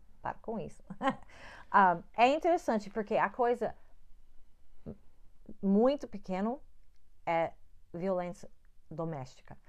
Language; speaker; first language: Portuguese; non-native, learner; English